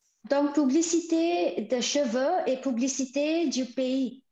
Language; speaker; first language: French; non-native, fluent; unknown